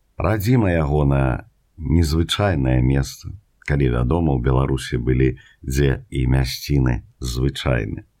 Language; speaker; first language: Belarusian; native; Belarusian